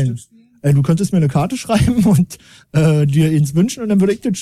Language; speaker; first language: German; native; German